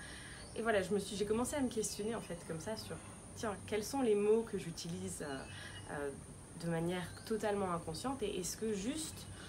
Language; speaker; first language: French; native; French